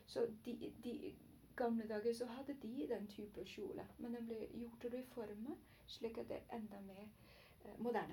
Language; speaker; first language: Norwegian; non-native, learner; Chinese